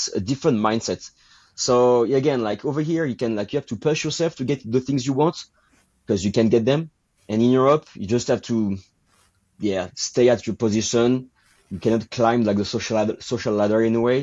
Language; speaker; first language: English; non-native, fluent; French